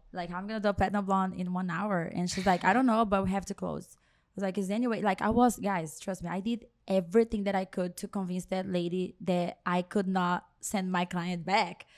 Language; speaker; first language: English; non-native, fluent; Portuguese